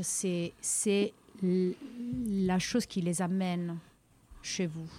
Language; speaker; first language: French; native; French